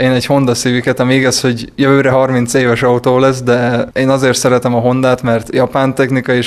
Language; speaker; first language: Hungarian; native; Hungarian